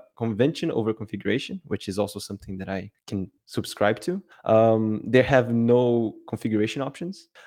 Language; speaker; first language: English; non-native, fluent; Portuguese